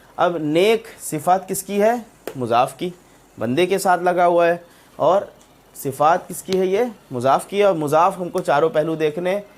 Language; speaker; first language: Urdu; native; Urdu